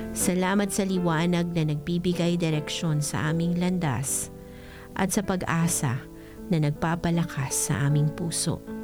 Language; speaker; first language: Filipino; non-native, local second language; Bikol